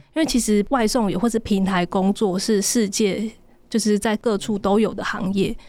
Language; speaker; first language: Chinese; native; Chinese